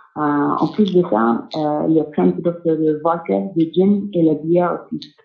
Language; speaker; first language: French; non-native, fluent; English